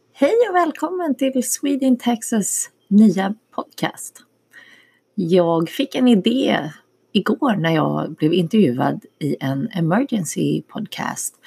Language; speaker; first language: Swedish; early bilingual, other home language; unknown